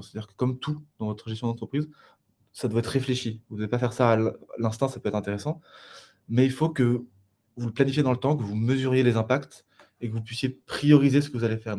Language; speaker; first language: French; native; French